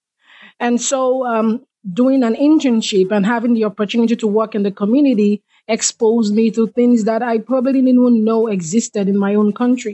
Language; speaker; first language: English; non-native, local second language; Igbo